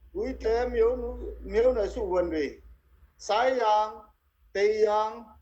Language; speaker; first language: Burmese; non-native, local second language; Tedim Chin